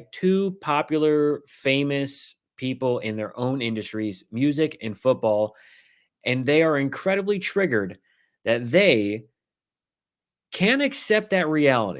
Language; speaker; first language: English; native; English